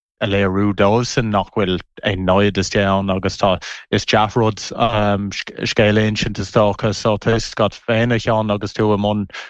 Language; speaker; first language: Irish; non-native, local second language; English